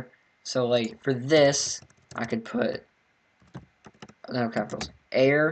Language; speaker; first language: English; native; English